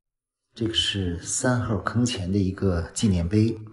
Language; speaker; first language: Chinese; native; Chinese